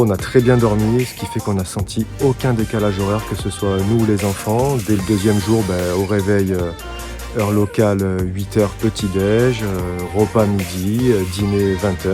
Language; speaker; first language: French; native; French